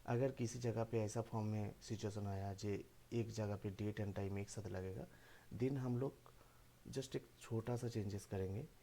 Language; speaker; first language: Hindi; non-native, local second language; Bangla